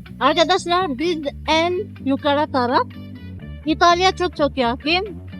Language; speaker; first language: Turkish; non-native, learner; Arabic